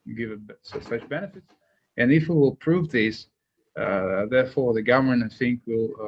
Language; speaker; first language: English; non-native, fluent; Russian